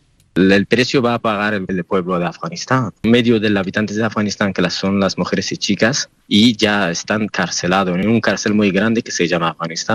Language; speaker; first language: Spanish; non-native, learner; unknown